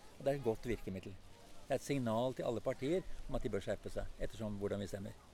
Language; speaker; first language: Norwegian; native; Norwegian